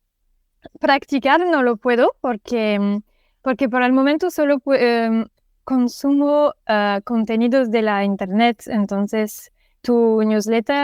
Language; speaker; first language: Spanish; non-native, fluent; French